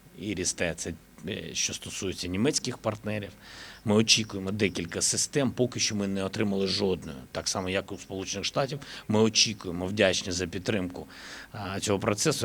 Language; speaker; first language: Ukrainian; native; Ukrainian